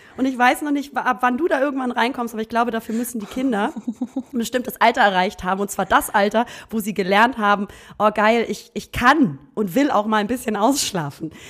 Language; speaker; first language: German; native; German